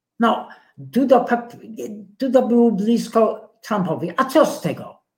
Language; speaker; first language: Polish; non-native, fluent; English